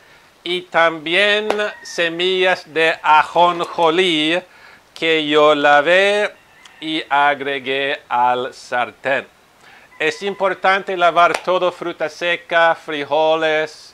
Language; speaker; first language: Spanish; non-native, fluent; Italian